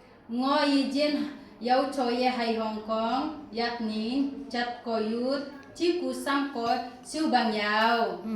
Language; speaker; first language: Cantonese; non-native, learner; Indonesian